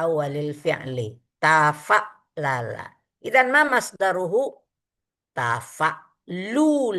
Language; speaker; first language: Arabic; non-native, fluent; Indonesian